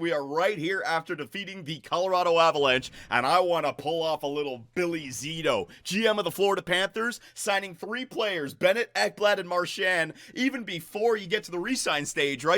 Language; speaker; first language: English; native; English